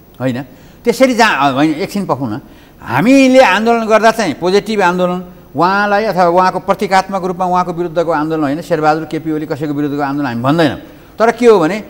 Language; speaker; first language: Nepali; native; Nepali